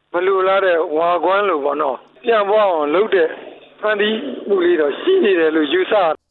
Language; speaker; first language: Burmese; native; Burmese